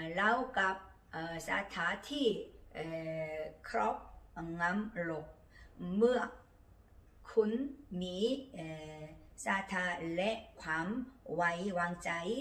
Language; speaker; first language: Thai; non-native, learner; Korean